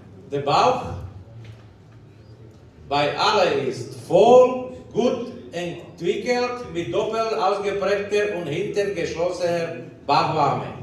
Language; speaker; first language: German; non-native, learner; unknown